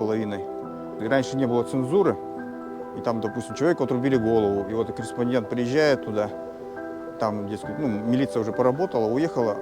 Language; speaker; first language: Russian; native; Russian